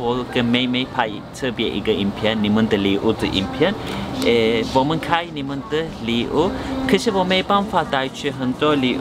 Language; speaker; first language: Chinese; non-native, learner; Turkish